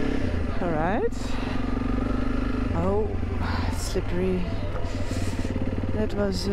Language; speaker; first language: English; non-native, fluent; Dutch